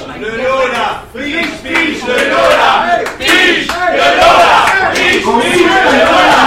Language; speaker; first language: French; native; French